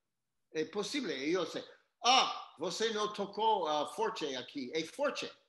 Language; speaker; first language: Spanish; non-native, learner; English